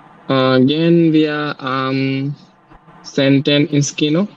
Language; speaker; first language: German; non-native, learner; Bangla